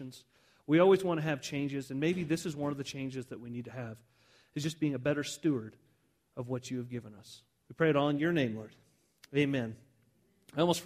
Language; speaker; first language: English; native; English